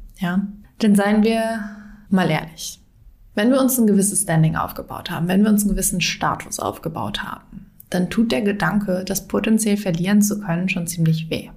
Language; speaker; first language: German; native; German